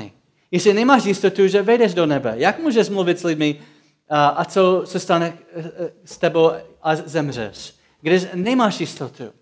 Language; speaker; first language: Czech; non-native, fluent; English